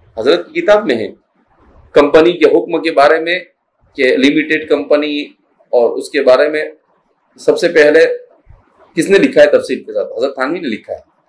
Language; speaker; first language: Urdu; native; Urdu